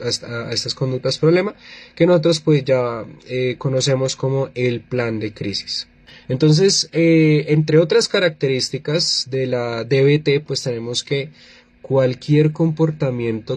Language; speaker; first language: Spanish; native; Spanish